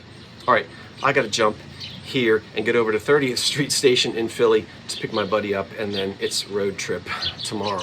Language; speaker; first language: English; native; English